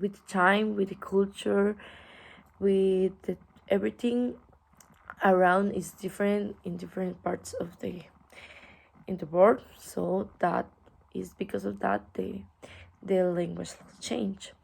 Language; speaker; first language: English; non-native, learner; Spanish